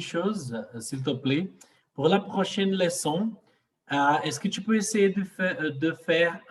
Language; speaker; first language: French; non-native, fluent; Portuguese